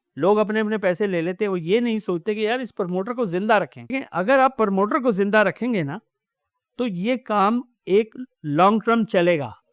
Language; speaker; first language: Urdu; native; Urdu